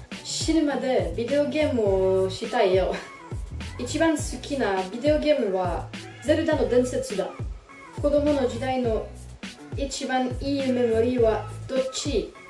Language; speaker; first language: Japanese; non-native, learner; French